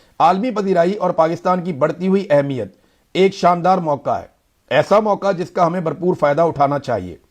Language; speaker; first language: Urdu; native; Urdu